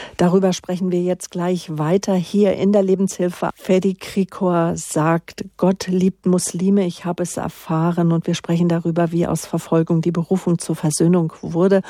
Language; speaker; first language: German; native; German